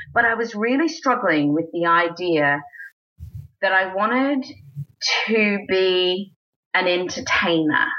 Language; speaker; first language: English; native; English